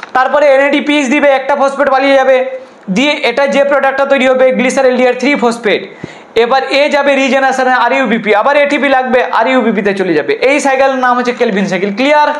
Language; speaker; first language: Bangla; non-native, local second language; Hindi